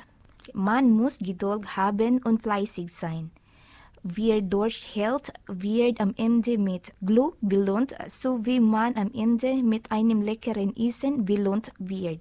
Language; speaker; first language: German; non-native, learner; Filipino